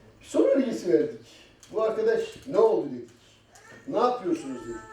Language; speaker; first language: Turkish; native; Turkish